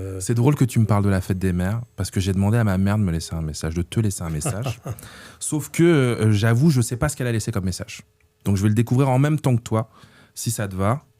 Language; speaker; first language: French; native; French